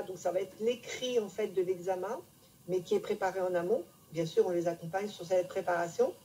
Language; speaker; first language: French; native; French